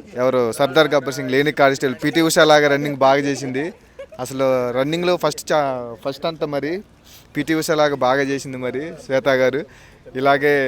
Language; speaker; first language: Telugu; native; Telugu